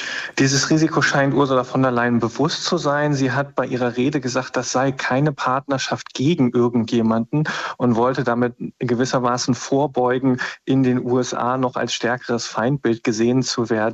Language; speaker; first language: German; native; German